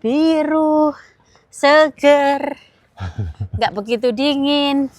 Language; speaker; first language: Indonesian; native; Indonesian